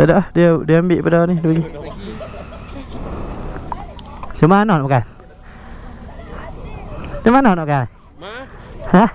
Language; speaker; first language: Malay; native; Malay